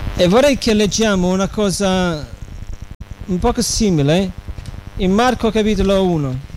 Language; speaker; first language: Italian; non-native, fluent; English